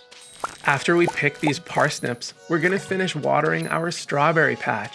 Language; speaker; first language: English; native; English